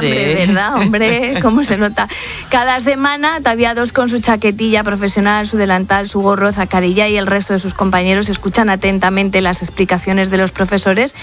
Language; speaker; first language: Spanish; native; Spanish